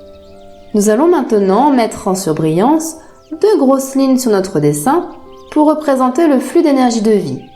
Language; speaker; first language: French; native; French